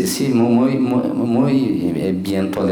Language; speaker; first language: Spanish; non-native, fluent; Portuguese